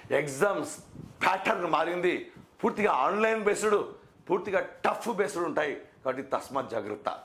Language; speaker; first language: Telugu; non-native, local second language; Kannada